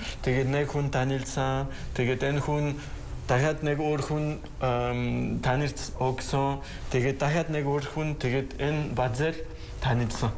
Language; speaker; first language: Mongolian; non-native, learner; French